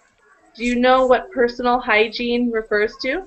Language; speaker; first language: English; native; English